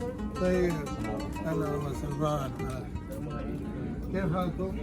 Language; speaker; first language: Arabic; native; Arabic